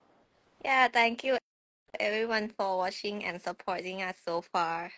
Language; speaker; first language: English; non-native, fluent; Thai